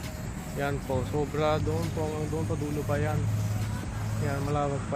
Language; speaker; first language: Filipino; non-native, learner; Punjabi